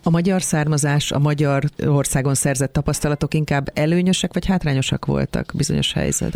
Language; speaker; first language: Hungarian; native; Hungarian